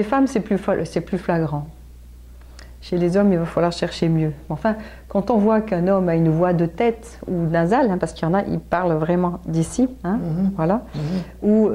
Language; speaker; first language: French; native; French